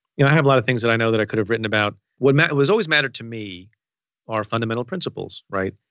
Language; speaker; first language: English; early bilingual, other home language; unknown